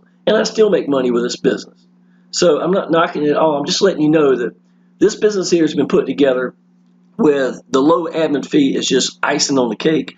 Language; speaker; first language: English; native; English